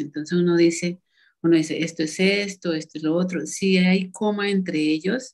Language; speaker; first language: Spanish; native; Spanish